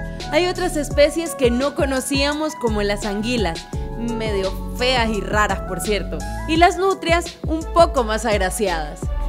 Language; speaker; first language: Spanish; native; Spanish